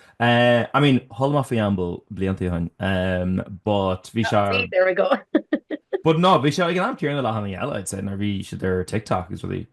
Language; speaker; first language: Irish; native; Irish